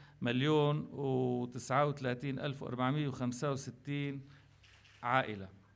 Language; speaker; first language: Arabic; native; Arabic